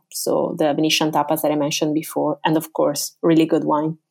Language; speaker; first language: English; non-native, fluent; Italian